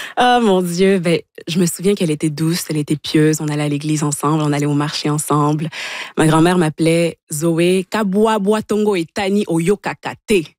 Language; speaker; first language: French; early bilingual, other home language; Lingala